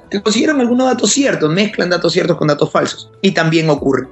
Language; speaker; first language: Spanish; native; Spanish